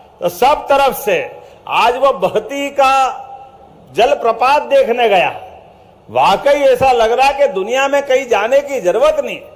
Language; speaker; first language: Hindi; native; Hindi